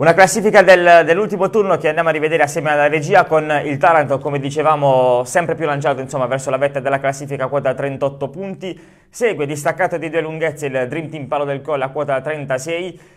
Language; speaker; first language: Italian; native; Italian